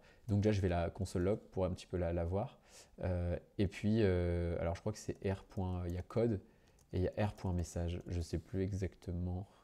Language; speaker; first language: French; native; French